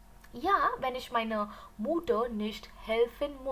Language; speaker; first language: German; non-native, learner; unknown